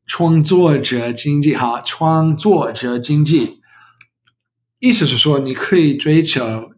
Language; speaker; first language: Chinese; non-native, learner; English